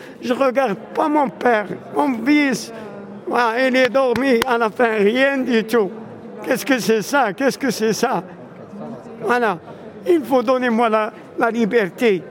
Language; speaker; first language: French; non-native, local second language; Arabic